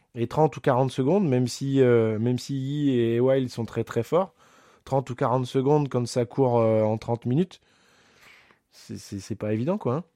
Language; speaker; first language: French; native; French